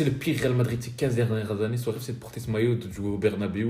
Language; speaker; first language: French; native; French